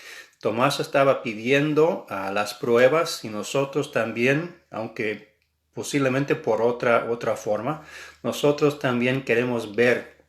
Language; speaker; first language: Spanish; non-native, fluent; English